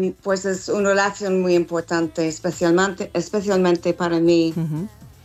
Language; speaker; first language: Spanish; non-native, learner; English